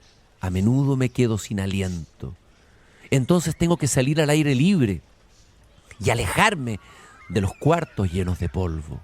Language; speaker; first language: Spanish; native; Spanish